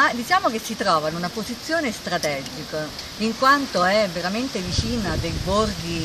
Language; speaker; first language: Italian; native; Italian